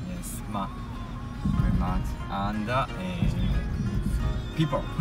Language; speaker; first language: English; non-native, learner; Japanese